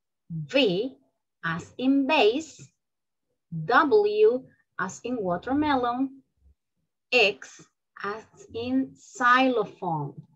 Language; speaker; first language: English; non-native, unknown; Spanish